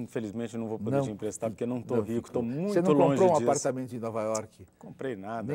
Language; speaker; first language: Portuguese; native; Portuguese